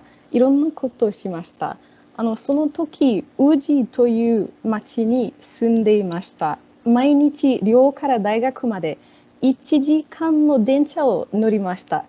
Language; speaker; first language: Japanese; non-native, fluent; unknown